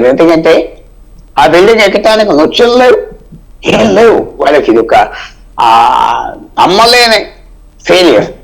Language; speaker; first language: Telugu; native; Telugu